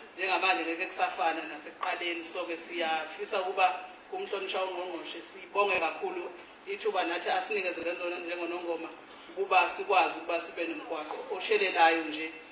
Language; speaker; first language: Zulu; native; Zulu